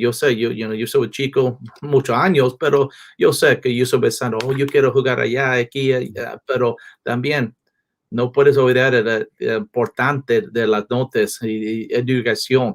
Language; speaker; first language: Spanish; non-native, learner; English